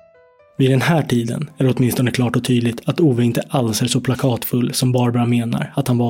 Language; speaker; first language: Swedish; native; Swedish